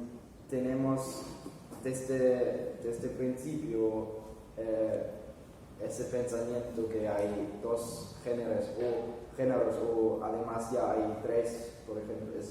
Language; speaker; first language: Spanish; non-native, fluent; German